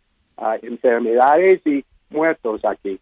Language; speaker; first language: Spanish; non-native, fluent; English